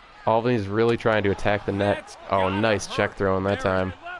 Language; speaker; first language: English; native; English